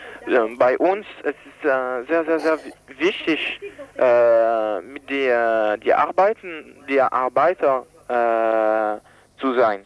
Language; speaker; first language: German; non-native, learner; French